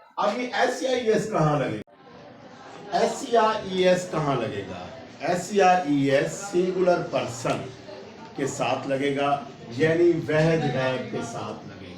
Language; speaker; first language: Urdu; non-native, local second language; Saraiki